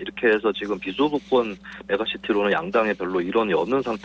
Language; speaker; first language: Korean; native; Korean